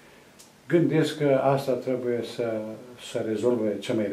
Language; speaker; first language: Romanian; non-native, local second language; Serbian